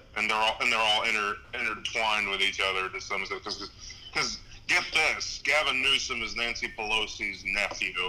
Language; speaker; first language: English; native; English